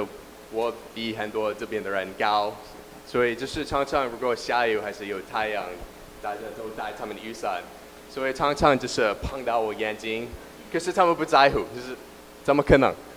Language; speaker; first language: Chinese; non-native, learner; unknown